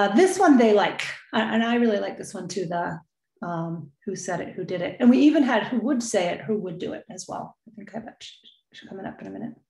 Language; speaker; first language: English; native; English